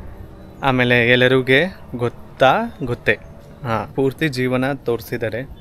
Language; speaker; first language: Kannada; non-native, learner; Hindi